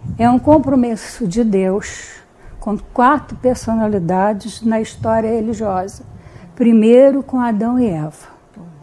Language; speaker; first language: Portuguese; early bilingual, other home language; Hungarian